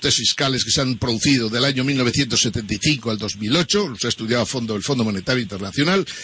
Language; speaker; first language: Spanish; native; Spanish